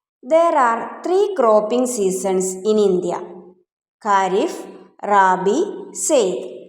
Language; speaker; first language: English; non-native, local second language; Malayalam